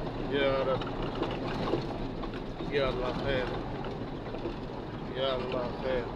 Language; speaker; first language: Arabic; non-native, fluent; Urdu